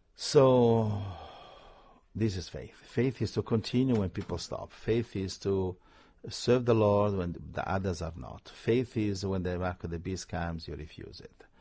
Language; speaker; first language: English; non-native, fluent; Italian